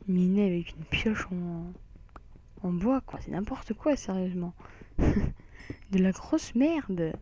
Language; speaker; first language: French; native; French